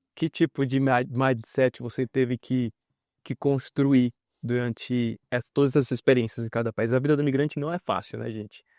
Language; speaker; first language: Portuguese; native; Portuguese